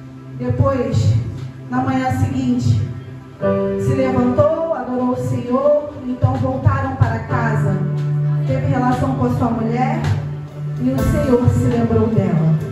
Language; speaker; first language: Portuguese; native; Portuguese